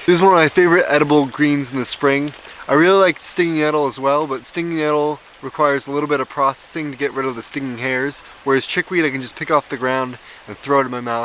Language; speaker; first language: English; native; English